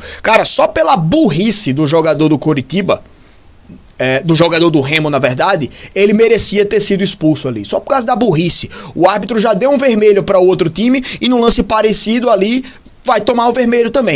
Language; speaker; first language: Portuguese; native; Portuguese